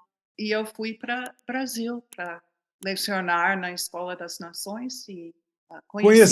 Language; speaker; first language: Portuguese; non-native, fluent; English